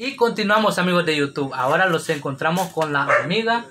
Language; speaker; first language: Spanish; native; Spanish